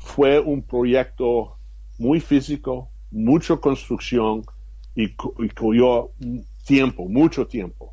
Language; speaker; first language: Spanish; non-native, fluent; English